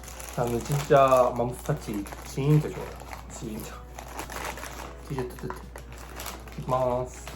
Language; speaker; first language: Korean; non-native, learner; Japanese